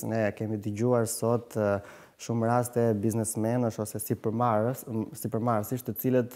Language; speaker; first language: Albanian; native; Albanian